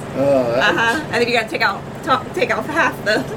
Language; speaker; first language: English; native; English